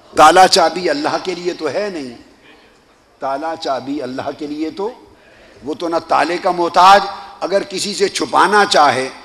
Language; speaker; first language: Urdu; native; Urdu